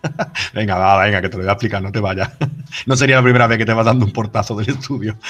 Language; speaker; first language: Spanish; native; Spanish